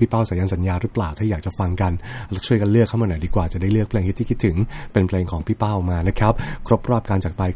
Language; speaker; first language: Thai; native; Thai